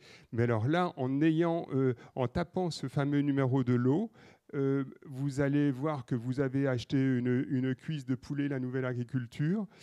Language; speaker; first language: French; native; French